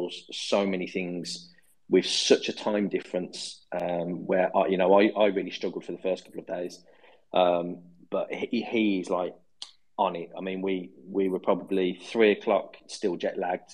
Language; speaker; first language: English; native; English